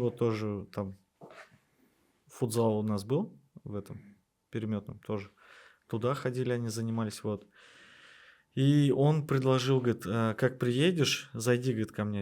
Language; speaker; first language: Russian; native; Russian